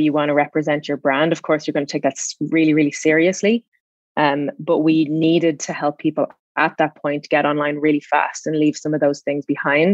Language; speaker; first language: English; native; English